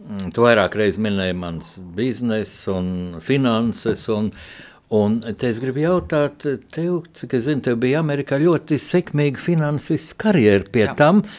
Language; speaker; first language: Latvian; native; Latvian